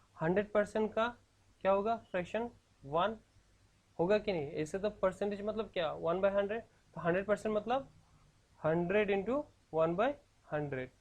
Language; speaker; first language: Hindi; non-native, local second language; Assamese